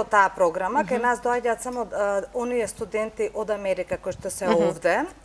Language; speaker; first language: Macedonian; native; Macedonian